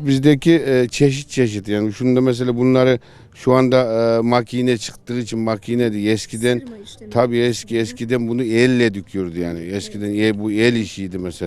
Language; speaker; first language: Turkish; non-native, local second language; Kyrgyz